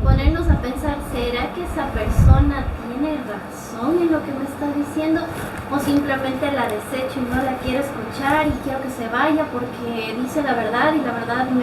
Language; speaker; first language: Spanish; native; Spanish